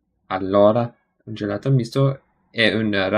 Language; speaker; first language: Italian; non-native, learner; English